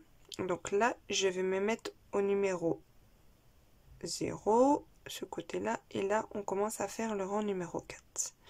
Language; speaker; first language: French; native; French